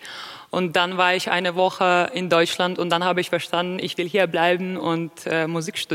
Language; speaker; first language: German; non-native, fluent; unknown